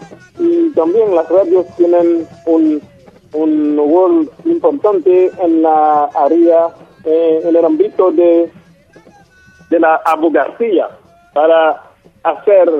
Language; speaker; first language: Spanish; non-native, local second language; Haitian Creole